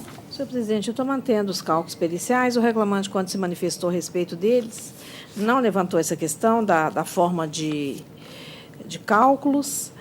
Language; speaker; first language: Portuguese; native; Portuguese